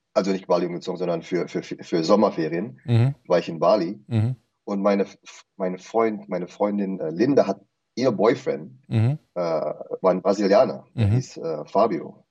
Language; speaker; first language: German; early bilingual, heritage; Indonesian